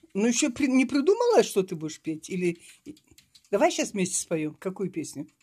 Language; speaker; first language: Russian; non-native, local second language; Karachay-Balkar